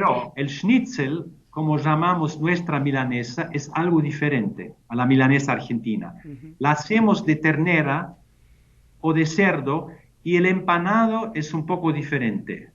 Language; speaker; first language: Spanish; non-native, fluent; German